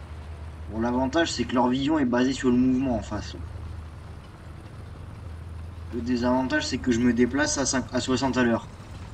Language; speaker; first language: French; native; French